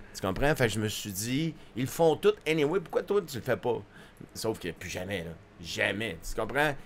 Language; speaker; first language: French; native; French